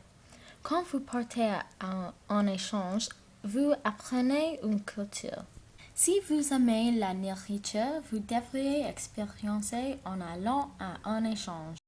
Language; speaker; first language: French; non-native, learner; English